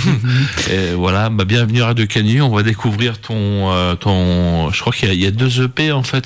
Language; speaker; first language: French; native; French